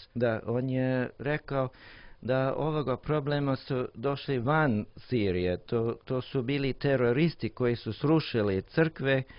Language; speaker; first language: Croatian; non-native, learner; English